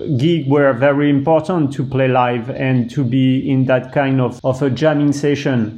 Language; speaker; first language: English; non-native, fluent; French